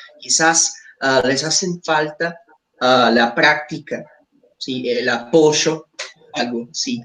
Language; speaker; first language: Spanish; non-native, learner; Portuguese